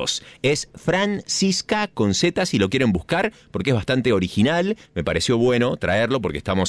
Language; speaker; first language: Spanish; native; Spanish